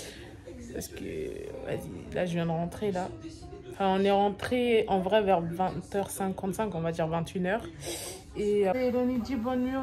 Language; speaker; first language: French; native; French